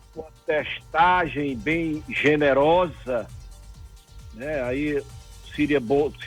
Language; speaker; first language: Portuguese; native; Portuguese